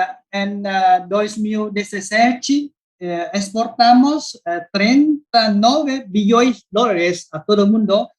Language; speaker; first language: Spanish; non-native, learner; Vietnamese